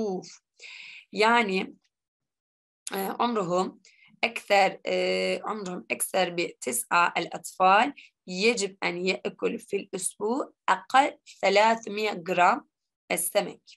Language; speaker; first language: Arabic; non-native, learner; Turkish